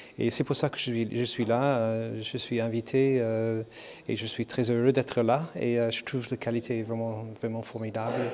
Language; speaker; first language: French; non-native, fluent; English